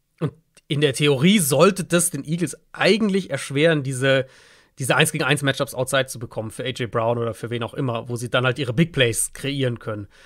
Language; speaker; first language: German; native; German